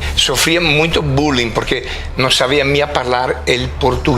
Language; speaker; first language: Portuguese; non-native, local second language; Venetian